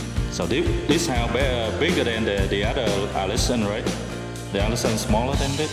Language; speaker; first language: English; non-native, learner; Vietnamese